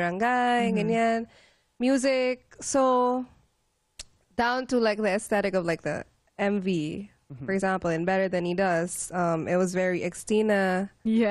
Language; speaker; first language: English; non-native, local second language; Filipino